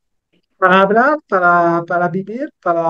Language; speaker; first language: Spanish; non-native, learner; French